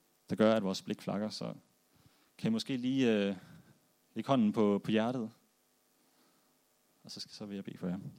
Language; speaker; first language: Danish; native; Danish